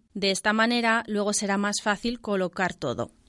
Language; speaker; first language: Spanish; native; Spanish